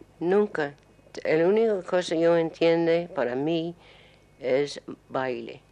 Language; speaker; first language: Spanish; non-native, learner; English